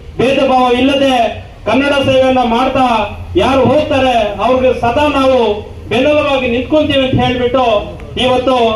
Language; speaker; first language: Kannada; non-native, local second language; Urdu